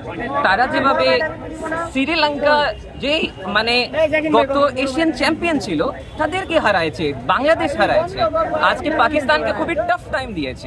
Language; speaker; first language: Bangla; non-native, fluent; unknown